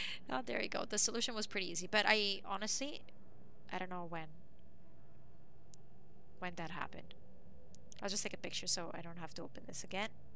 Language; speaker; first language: English; early bilingual, other home language; Italian